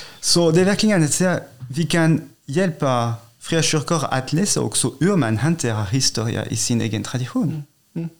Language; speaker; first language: Swedish; non-native, fluent; French